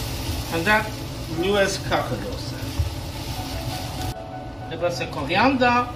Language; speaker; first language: German; non-native, learner; Dutch